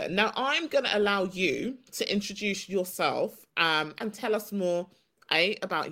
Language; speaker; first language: English; native; English